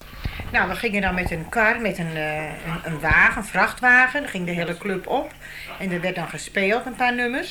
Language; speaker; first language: Dutch; native; Dutch